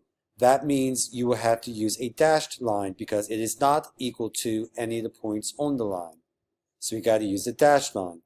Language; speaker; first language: English; native; English